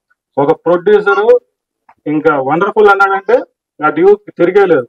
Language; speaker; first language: Telugu; native; Telugu